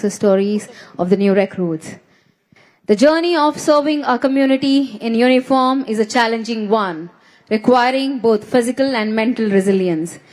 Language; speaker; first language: English; non-native, local second language; Telugu